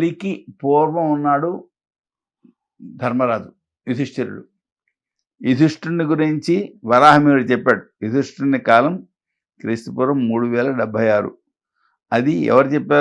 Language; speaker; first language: Telugu; native; Telugu